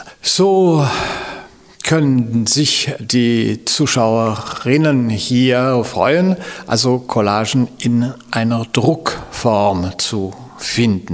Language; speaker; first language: German; non-native, fluent; French